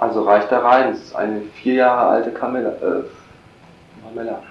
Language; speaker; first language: German; native; German